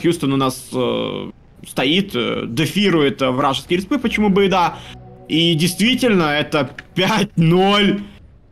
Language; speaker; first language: Russian; native; Russian